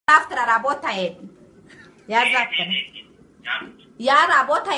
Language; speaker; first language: Russian; non-native, learner; Tajik